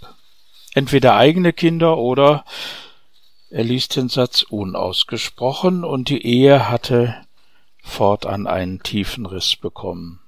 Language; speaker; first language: German; native; German